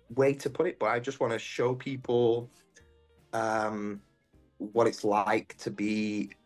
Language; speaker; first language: English; native; English